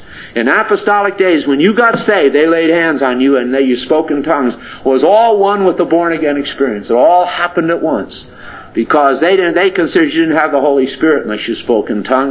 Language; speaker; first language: English; native; English